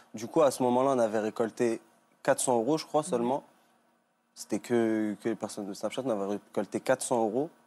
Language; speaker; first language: French; native; French